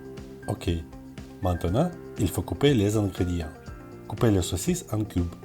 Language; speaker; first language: French; non-native, learner; Russian